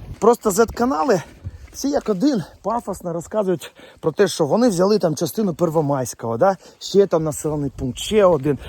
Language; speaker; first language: Ukrainian; native; Ukrainian